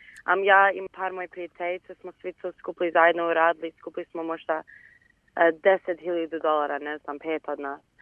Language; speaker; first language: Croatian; early bilingual, heritage; Bosnian